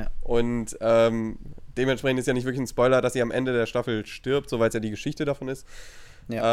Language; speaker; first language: German; native; German